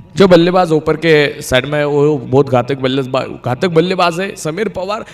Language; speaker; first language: Hindi; non-native, local second language; Marathi